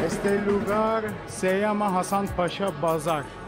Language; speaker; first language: Spanish; non-native, learner; Turkish